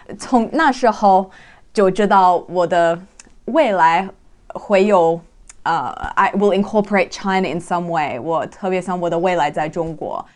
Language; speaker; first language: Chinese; non-native, learner; English